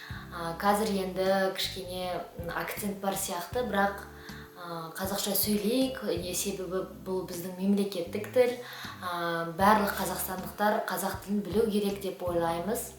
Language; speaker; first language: Kazakh; non-native, local second language; Uyghur